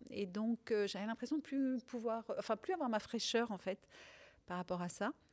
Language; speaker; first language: French; early bilingual, other home language; Italian